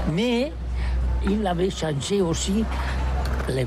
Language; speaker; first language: French; non-native, learner; Catalan